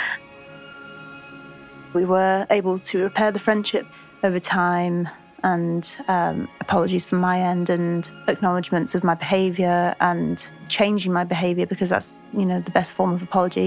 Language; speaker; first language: English; native; English